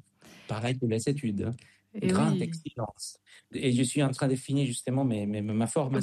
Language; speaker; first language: French; non-native, fluent; Spanish